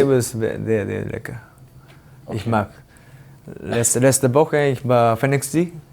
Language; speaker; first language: German; non-native, learner; Japanese